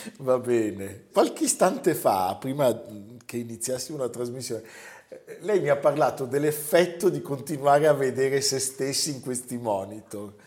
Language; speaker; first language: Italian; native; Italian